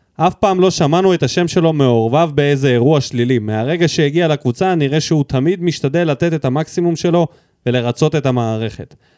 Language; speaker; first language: Hebrew; early bilingual, other home language; Russian